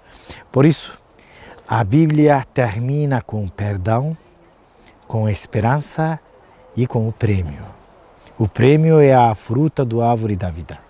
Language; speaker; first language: Portuguese; non-native, fluent; Turkish